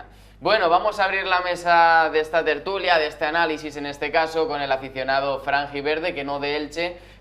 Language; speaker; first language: Spanish; native; Spanish